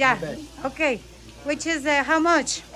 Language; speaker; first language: English; non-native, learner; Spanish